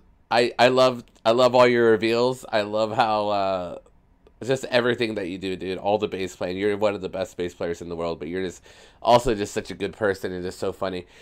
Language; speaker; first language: English; early bilingual, other home language; Spanish